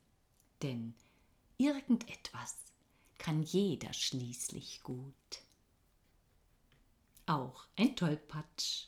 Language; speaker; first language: German; native; German